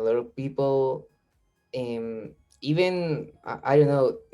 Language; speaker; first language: English; non-native, learner; Spanish